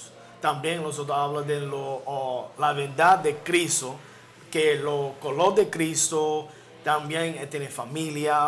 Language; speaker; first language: Spanish; non-native, learner; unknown